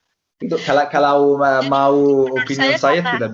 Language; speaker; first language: Indonesian; non-native, learner; Italian